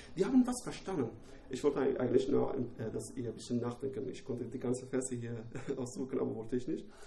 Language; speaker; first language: German; non-native, learner; Persian